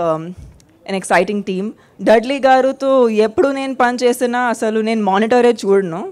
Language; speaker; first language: Telugu; non-native, fluent; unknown